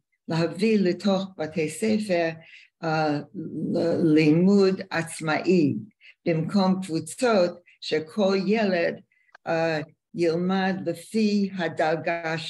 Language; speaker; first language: Hebrew; non-native, fluent; English